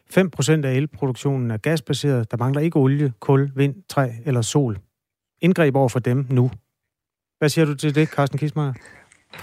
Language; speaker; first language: Danish; native; Danish